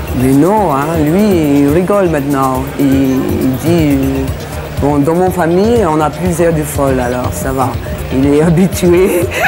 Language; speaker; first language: French; non-native, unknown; English